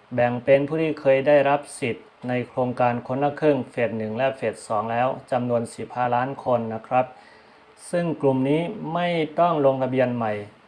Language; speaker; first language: Thai; non-native, local second language; Shan